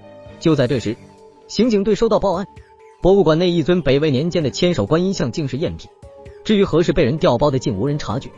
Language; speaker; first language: Chinese; native; Chinese